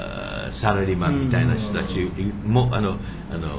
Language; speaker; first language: Japanese; early bilingual, heritage; English